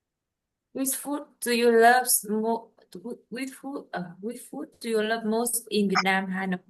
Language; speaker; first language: English; non-native, learner; Vietnamese